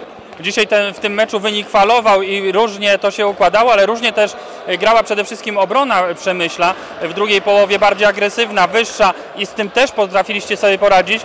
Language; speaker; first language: Polish; native; Polish